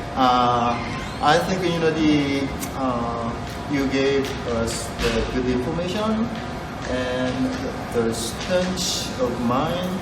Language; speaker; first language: English; non-native, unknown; Korean